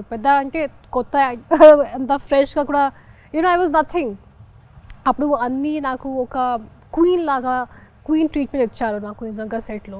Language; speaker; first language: Telugu; non-native, local second language; Hindi